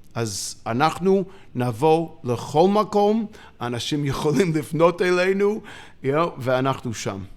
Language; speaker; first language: Hebrew; non-native, fluent; English